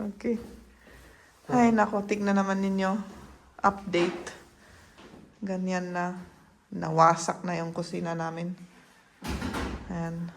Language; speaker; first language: Filipino; non-native, fluent; German